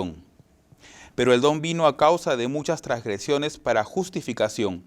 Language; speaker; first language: Spanish; native; Spanish